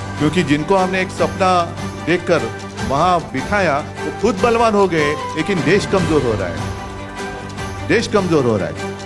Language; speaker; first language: Hindi; non-native, local second language; Marathi